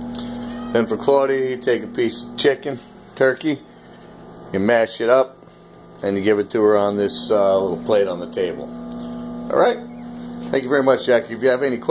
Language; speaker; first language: English; native; English